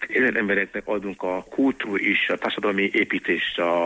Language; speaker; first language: Hungarian; non-native, learner; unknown